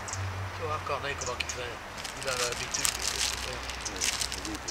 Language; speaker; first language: French; native; French